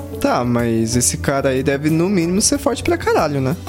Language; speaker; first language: Portuguese; native; Portuguese